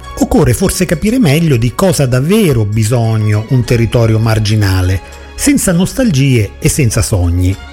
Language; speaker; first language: Italian; native; Italian